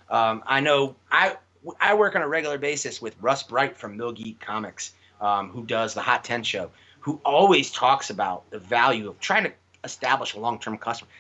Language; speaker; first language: English; native; English